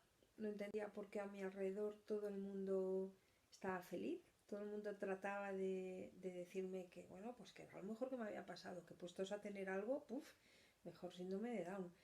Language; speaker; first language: Spanish; native; Spanish